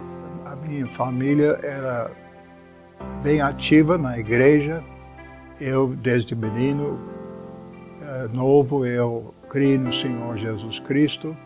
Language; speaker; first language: Portuguese; non-native, fluent; English